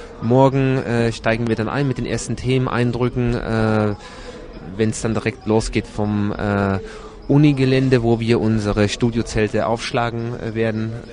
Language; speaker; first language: German; native; German